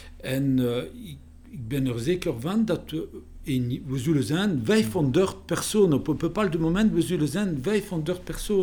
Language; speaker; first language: Dutch; non-native, learner; French